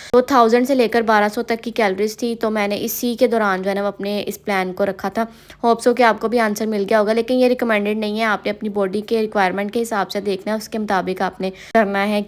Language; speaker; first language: Urdu; non-native, local second language; Punjabi